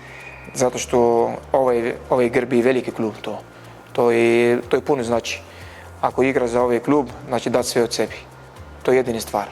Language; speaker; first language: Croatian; non-native, learner; Arabic